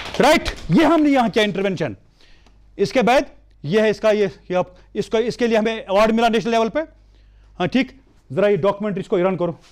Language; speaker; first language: Hindi; non-native, local second language; Kashmiri